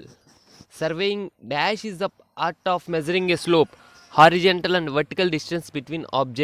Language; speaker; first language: English; non-native, local second language; Telugu